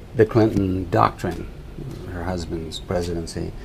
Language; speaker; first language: English; native; English